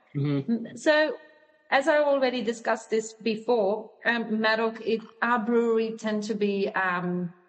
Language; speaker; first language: English; non-native, fluent; Dutch